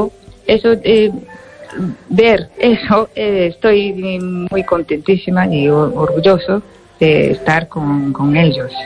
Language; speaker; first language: Spanish; non-native, fluent; Japanese